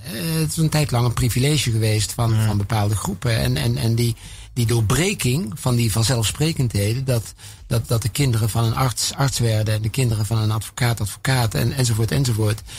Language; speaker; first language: Dutch; native; Dutch